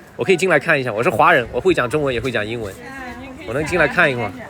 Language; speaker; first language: Chinese; early bilingual, other home language; English